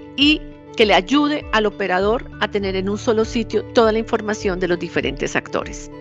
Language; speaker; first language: Spanish; native; Spanish